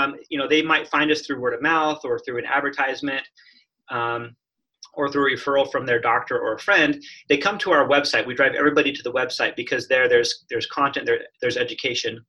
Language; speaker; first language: English; native; English